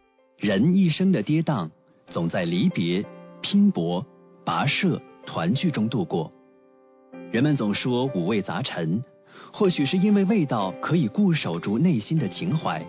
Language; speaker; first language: Chinese; native; Chinese